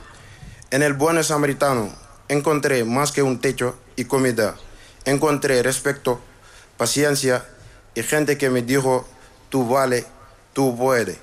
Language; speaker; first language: Spanish; non-native, fluent; Wolof